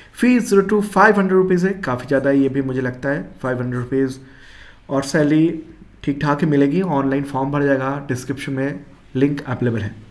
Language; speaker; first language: Hindi; native; Hindi